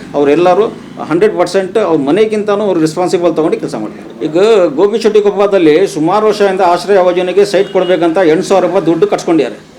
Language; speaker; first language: Kannada; non-native, local second language; Urdu